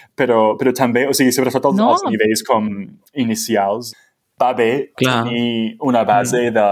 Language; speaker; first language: Catalan; non-native, fluent; English